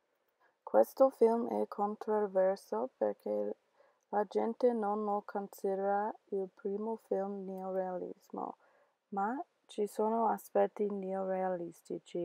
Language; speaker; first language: Italian; non-native, learner; English